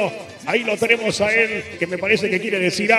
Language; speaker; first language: Spanish; native; Spanish